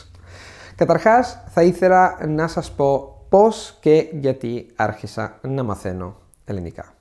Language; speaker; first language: Greek; non-native, fluent; Italian